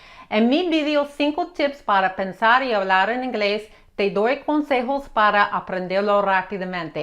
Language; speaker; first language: Spanish; non-native, fluent; English